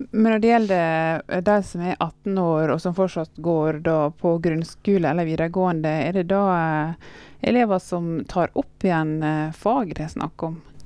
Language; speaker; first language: Norwegian; native; Norwegian